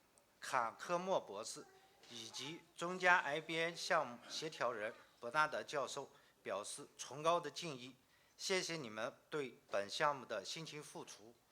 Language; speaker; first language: Chinese; native; Chinese